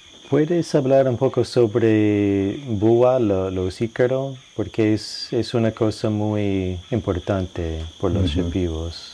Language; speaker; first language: Spanish; non-native, fluent; English